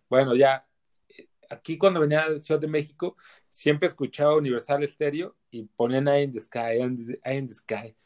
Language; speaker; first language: Spanish; native; Spanish